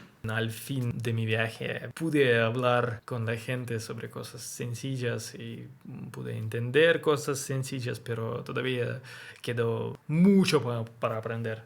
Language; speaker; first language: Spanish; non-native, learner; Russian